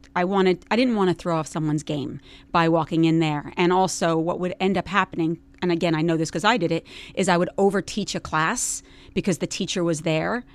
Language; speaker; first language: English; native; English